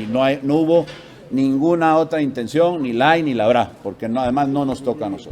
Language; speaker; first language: Spanish; native; Spanish